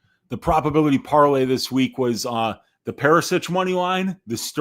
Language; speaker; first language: English; native; English